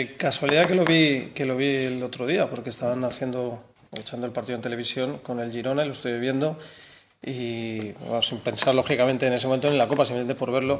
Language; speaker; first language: Spanish; native; Spanish